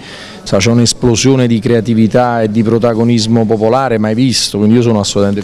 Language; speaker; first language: Italian; native; Italian